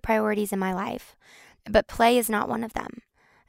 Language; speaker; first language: English; native; English